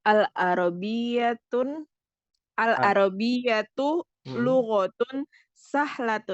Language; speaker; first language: Arabic; non-native, learner; Indonesian